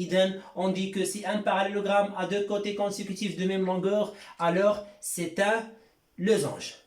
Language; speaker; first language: French; non-native, local second language; Arabic